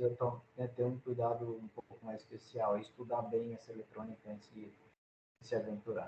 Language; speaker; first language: Portuguese; native; Portuguese